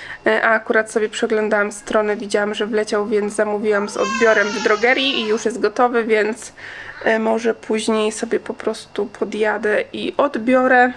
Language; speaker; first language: Polish; native; Polish